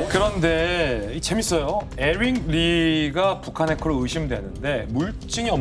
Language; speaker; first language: Korean; native; Korean